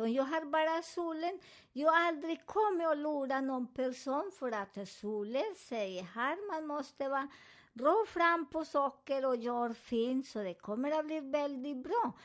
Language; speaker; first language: Swedish; non-native, fluent; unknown